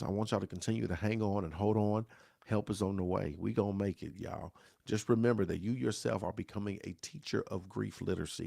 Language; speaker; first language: English; native; English